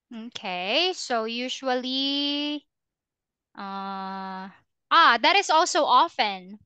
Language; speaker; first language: English; non-native, fluent; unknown